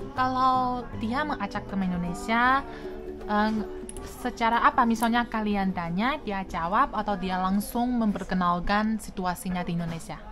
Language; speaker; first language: Indonesian; non-native, fluent; Chinese